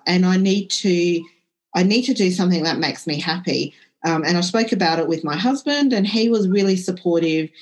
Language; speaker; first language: English; early bilingual, other home language; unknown